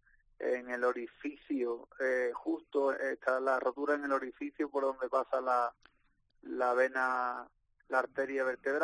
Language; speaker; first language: Spanish; native; Spanish